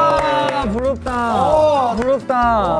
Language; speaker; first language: Korean; non-native, fluent; Chinese